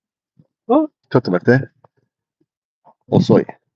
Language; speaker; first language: Japanese; non-native, learner; English